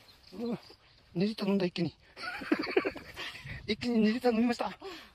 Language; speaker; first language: Japanese; native; Japanese